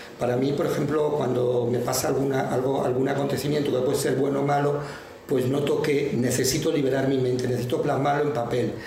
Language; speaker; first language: Spanish; native; Spanish